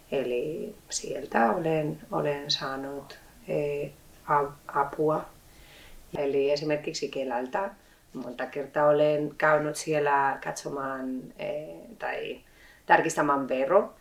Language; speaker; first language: Finnish; non-native, fluent; Spanish